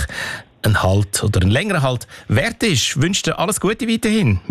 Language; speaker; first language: German; native; German